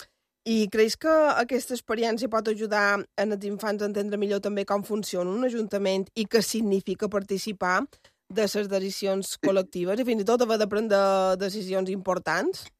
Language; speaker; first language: Catalan; native; Catalan